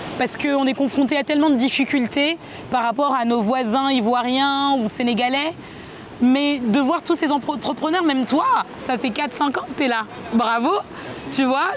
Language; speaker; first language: French; native; French